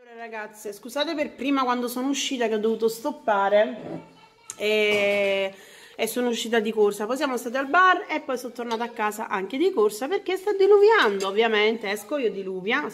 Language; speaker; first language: Italian; native; Italian